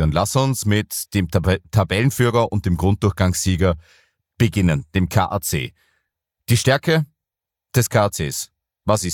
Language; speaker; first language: German; native; German